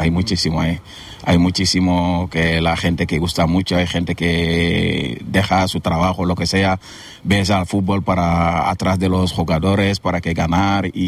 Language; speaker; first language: Spanish; non-native, learner; Wolof